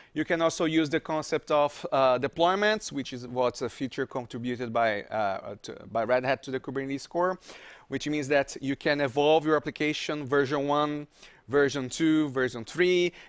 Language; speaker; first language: English; non-native, fluent; Portuguese